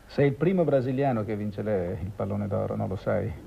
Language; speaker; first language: Italian; native; Italian